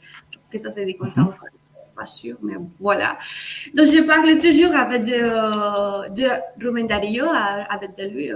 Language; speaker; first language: French; non-native, fluent; Spanish